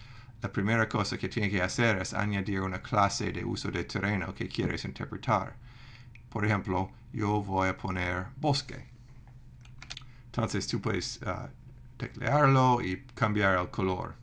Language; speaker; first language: Spanish; non-native, fluent; English